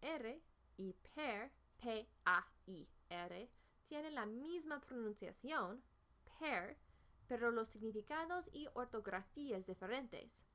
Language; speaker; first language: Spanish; non-native, fluent; English